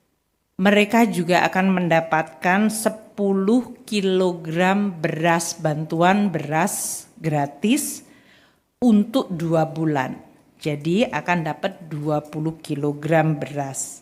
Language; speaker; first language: Indonesian; native; Indonesian